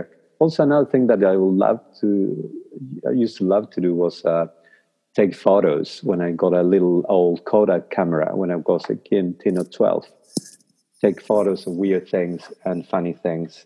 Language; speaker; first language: English; non-native, fluent; Spanish